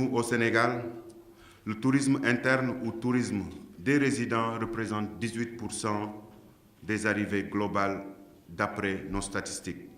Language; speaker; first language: French; non-native, local second language; Wolof